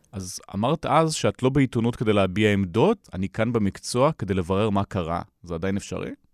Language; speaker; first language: Hebrew; native; Hebrew